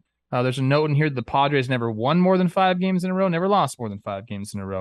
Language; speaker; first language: English; native; English